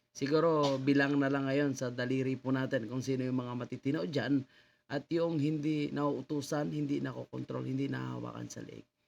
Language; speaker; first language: Filipino; native; Filipino